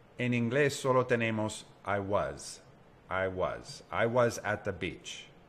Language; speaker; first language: Spanish; non-native, learner; English